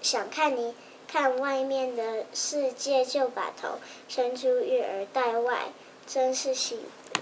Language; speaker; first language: Chinese; native; Chinese